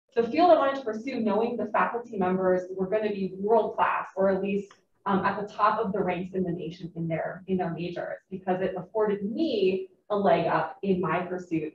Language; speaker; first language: English; native; English